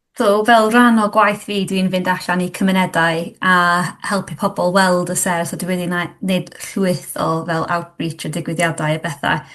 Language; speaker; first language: Welsh; non-native, local second language; English